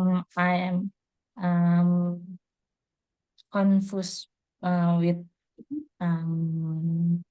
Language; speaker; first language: English; non-native, learner; Indonesian